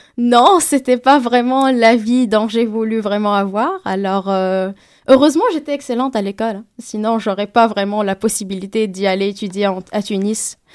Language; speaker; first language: French; non-native, local second language; Arabic